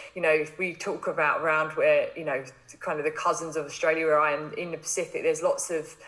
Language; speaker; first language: English; native; English